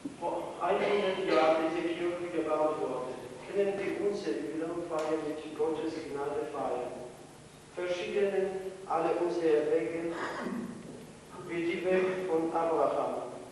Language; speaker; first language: German; non-native, learner; Polish